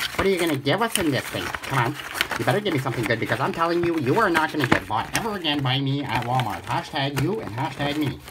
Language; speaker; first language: English; native; English